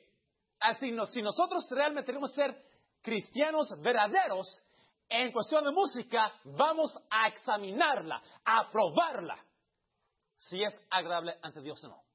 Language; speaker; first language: Spanish; early bilingual, heritage; Spanish